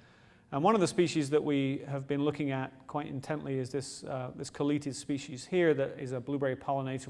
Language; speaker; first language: English; native; English